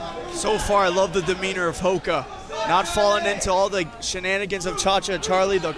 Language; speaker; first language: English; native; English